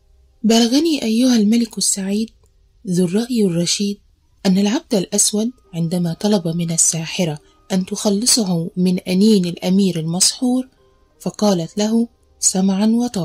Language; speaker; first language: Arabic; native; Arabic